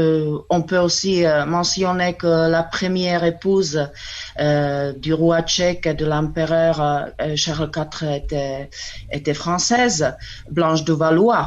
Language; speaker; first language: French; non-native, fluent; Czech